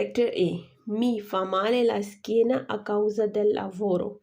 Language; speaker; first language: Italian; non-native, fluent; Urdu